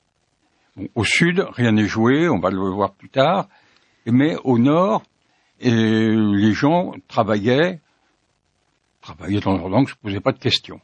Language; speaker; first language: French; native; French